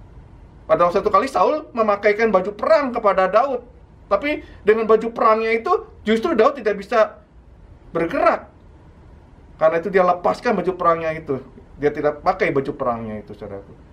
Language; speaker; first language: Indonesian; native; Indonesian